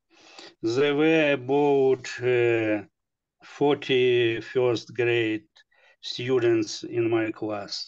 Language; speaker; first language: English; non-native, learner; Russian